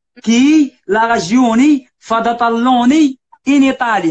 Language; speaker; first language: Italian; non-native, learner; Arabic